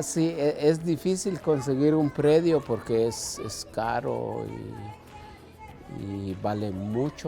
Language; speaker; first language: Spanish; non-native, local second language; Kʼicheʼ